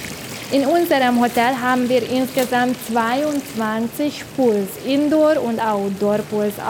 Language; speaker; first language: German; non-native, learner; Hungarian